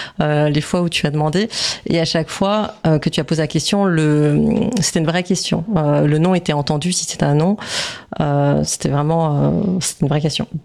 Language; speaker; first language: French; native; French